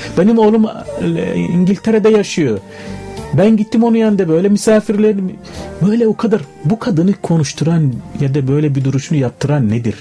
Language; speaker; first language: Turkish; non-native, fluent; Arabic